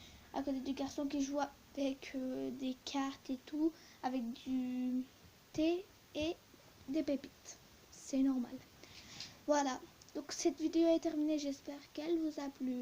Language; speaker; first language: French; early bilingual, other home language; Turkish